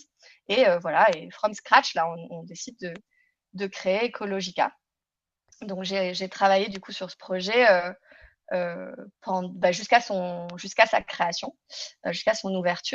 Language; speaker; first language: French; native; French